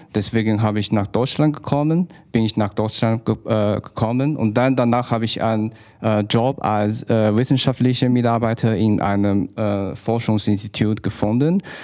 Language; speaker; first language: German; non-native, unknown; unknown